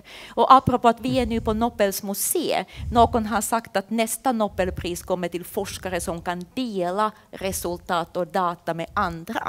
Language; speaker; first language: Swedish; non-native, fluent; Finnish